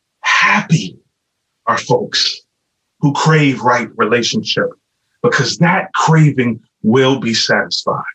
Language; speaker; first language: English; native; English